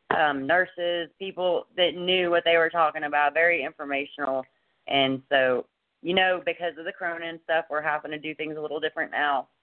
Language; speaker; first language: English; native; English